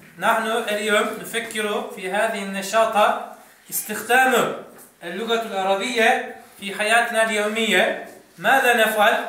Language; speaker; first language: Arabic; non-native, fluent; Turkish